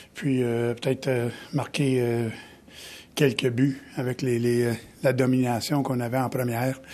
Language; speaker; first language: French; native; French